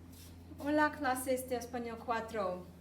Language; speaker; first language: Spanish; non-native, fluent; English